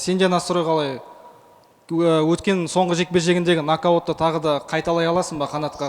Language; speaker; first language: Kazakh; native; Kazakh